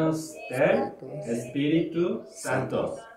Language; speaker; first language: Spanish; non-native, learner; Korean